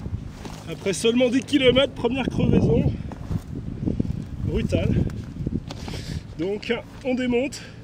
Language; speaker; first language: French; native; French